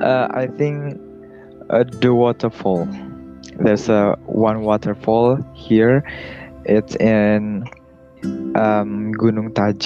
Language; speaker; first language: English; non-native, learner; Indonesian